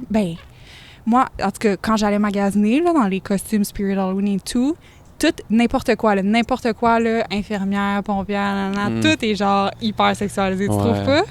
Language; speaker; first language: French; native; French